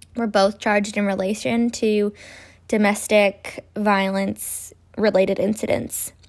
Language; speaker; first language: English; native; English